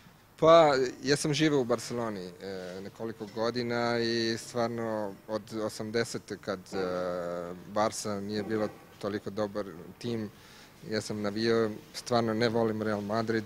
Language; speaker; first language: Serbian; non-native, learner; Italian